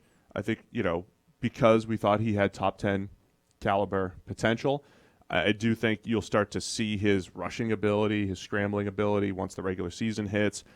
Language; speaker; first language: English; native; English